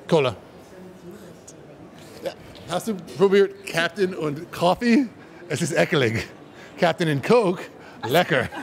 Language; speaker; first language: German; non-native, learner; English